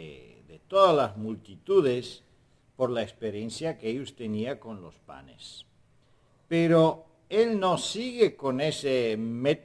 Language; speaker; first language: Spanish; non-native, fluent; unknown